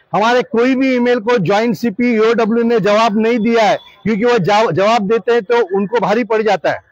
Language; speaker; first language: Hindi; non-native, local second language; Marathi